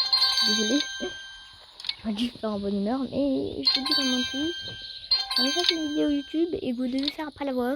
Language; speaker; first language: French; native; French